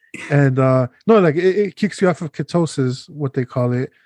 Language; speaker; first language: English; early bilingual, other home language; Spanish